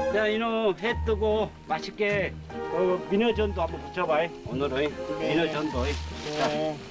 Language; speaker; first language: Korean; native; Korean